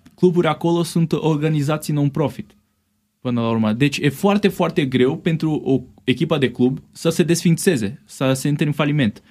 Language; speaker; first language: Romanian; non-native, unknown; Portuguese